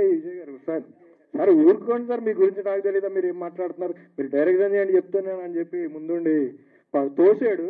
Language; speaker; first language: Telugu; native; Telugu